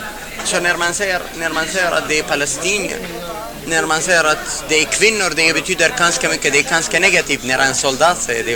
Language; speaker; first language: Swedish; non-native, fluent; Arabic